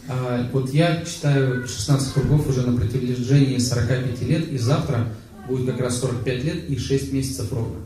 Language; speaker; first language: Russian; native; Russian